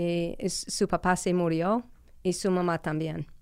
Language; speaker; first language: Spanish; non-native, fluent; English